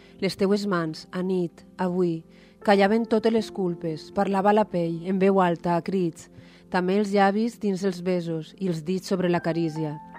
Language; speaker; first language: Catalan; native; Catalan